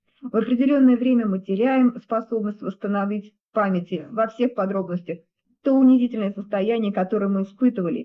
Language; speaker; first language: Russian; native; Russian